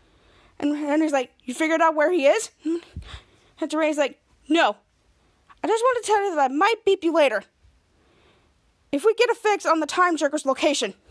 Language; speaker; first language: English; native; English